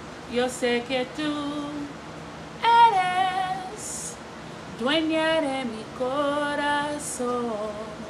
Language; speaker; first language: Spanish; early bilingual, heritage; Spanish